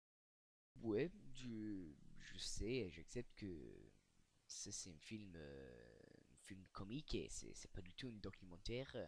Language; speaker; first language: French; non-native, learner; English